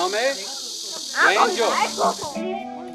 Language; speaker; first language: Korean; non-native, learner; English